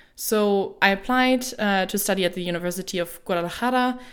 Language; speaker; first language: English; non-native, fluent; German